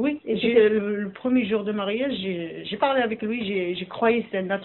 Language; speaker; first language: French; non-native, learner; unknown